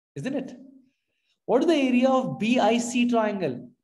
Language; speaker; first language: English; non-native, local second language; Hindi